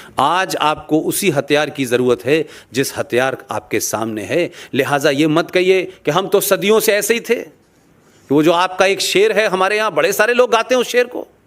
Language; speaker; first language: Hindi; native; Hindi